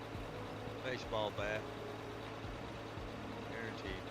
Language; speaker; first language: English; native; English